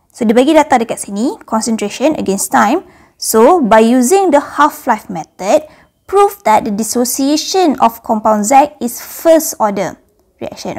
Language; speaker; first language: English; non-native, local second language; Malay